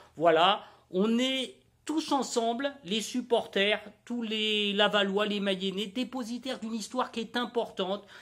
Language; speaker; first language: French; native; French